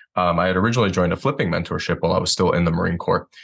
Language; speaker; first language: English; native; English